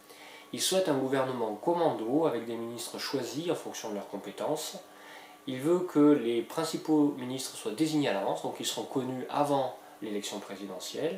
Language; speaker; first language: French; native; French